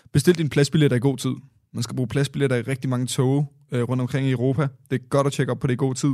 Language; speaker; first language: Danish; native; Danish